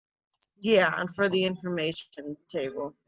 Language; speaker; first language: English; native; English